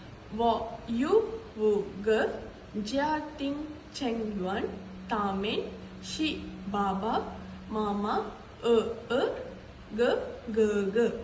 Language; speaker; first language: Chinese; non-native, learner; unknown